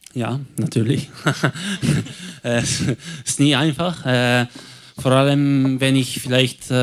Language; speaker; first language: German; non-native, local second language; Italian